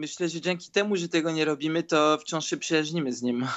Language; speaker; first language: Polish; early bilingual, heritage; Polish